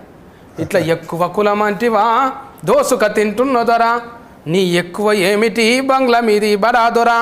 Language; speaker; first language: Telugu; native; Telugu